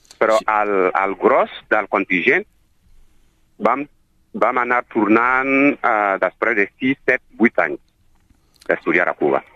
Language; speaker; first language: Catalan; non-native, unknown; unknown